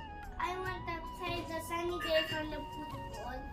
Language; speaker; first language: English; early bilingual, other home language; Nepali